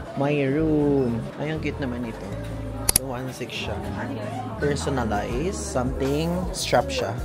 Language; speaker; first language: Filipino; native; Filipino